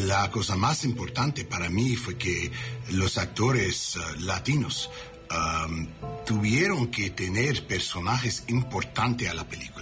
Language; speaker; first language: Spanish; non-native, learner; English